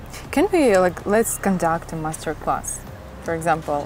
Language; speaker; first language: English; non-native, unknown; Russian